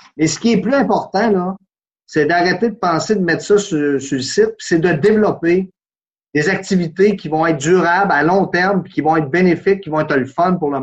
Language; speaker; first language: French; native; French